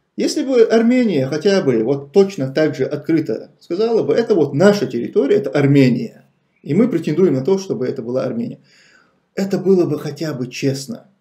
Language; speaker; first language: Russian; non-native, local second language; Chechen